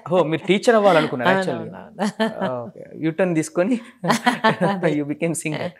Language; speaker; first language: Telugu; native; Telugu